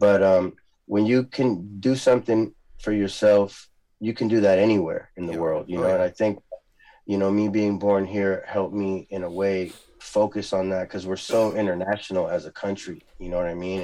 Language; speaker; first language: English; early bilingual, other home language; Spanish